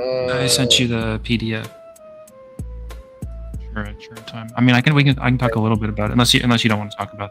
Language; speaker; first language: English; native; English